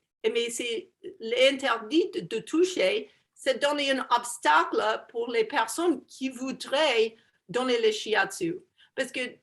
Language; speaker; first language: French; non-native, learner; English